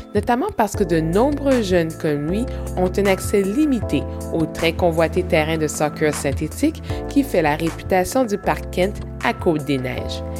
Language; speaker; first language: French; native; French